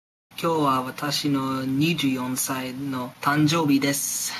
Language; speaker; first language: Japanese; non-native, learner; English